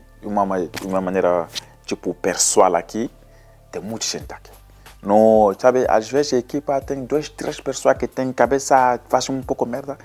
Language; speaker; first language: Portuguese; non-native, learner; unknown